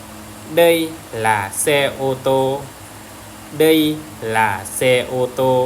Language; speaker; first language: Vietnamese; non-native, learner; Lao